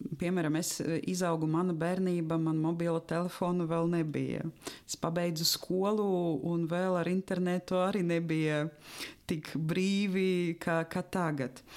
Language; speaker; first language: Latvian; non-native, local second language; Russian